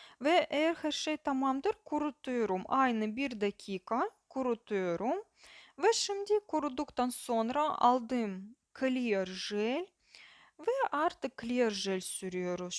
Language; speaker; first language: Turkish; non-native, learner; Russian